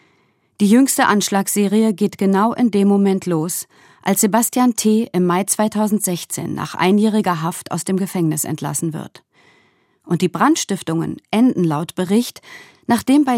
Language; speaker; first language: German; native; German